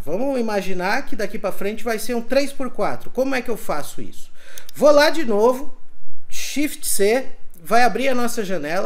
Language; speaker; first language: Portuguese; native; Portuguese